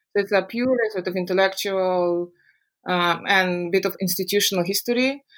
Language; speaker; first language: English; non-native, fluent; Russian